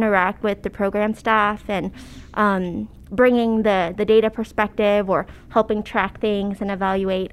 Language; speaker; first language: English; early bilingual, other home language; Cantonese